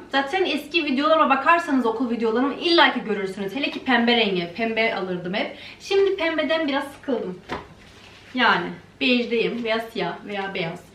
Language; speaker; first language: Turkish; early bilingual, heritage; Turkish